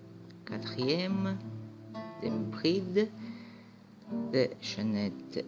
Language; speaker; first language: French; non-native, fluent; Greek